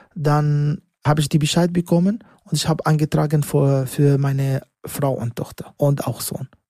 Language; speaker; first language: German; non-native, learner; Arabic